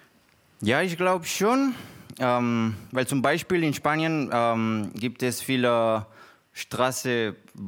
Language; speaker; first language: German; non-native, learner; Spanish